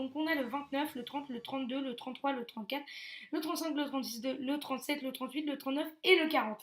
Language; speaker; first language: French; native; French